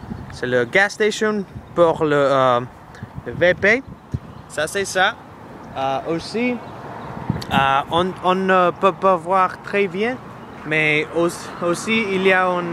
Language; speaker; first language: French; non-native, learner; English